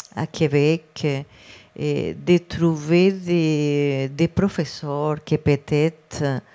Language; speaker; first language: French; non-native, fluent; Spanish